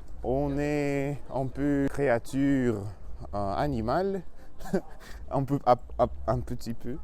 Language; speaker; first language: French; non-native, learner; Russian